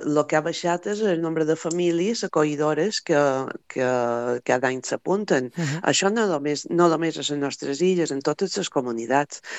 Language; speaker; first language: Catalan; native; Catalan